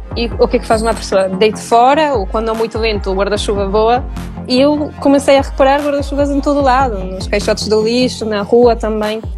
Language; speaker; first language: Portuguese; non-native, fluent; Italian